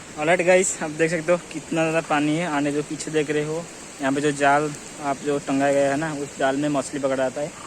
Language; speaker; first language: Hindi; non-native, local second language; Odia